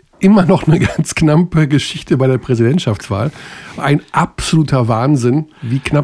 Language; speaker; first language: German; native; German